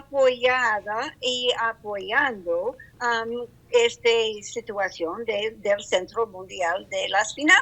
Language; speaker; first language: Spanish; non-native, learner; English